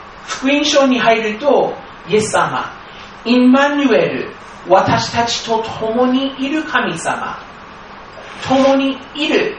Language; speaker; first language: Japanese; non-native, fluent; English